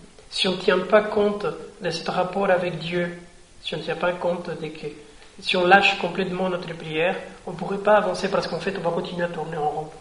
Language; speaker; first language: French; non-native, fluent; Spanish